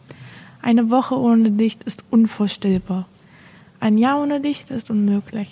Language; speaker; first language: German; native; German